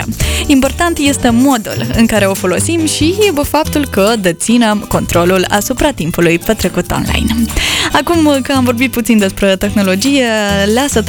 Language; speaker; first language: Romanian; native; Romanian